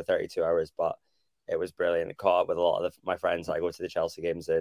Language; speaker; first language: English; native; English